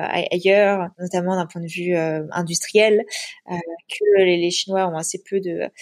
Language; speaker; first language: French; native; French